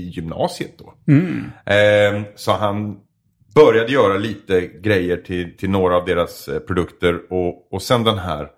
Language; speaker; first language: Swedish; native; Swedish